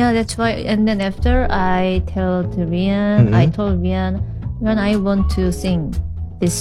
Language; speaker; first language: English; non-native, learner; Korean